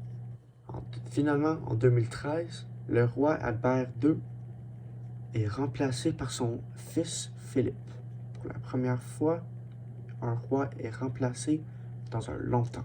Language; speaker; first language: French; non-native, learner; English